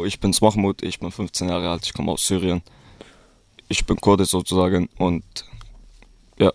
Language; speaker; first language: German; early bilingual, other home language; Kurdish